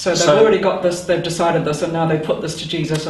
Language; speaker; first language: English; native; English